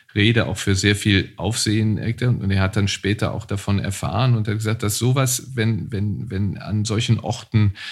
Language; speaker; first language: German; native; German